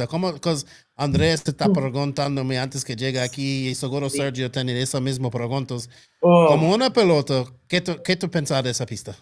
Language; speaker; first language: Spanish; non-native, local second language; English